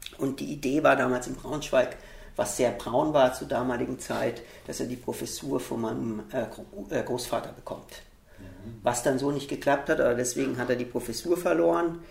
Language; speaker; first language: German; early bilingual, heritage; German